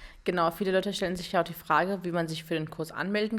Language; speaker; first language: German; early bilingual, other home language; Urdu